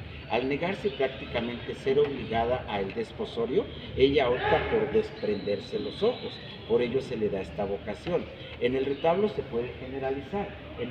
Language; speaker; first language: Spanish; native; Spanish